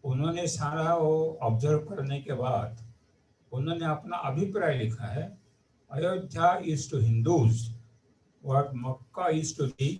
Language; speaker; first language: Hindi; non-native, local second language; Marathi